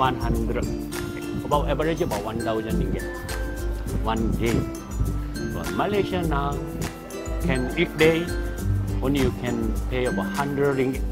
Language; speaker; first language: English; non-native, learner; Korean